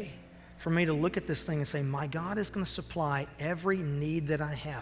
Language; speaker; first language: English; native; English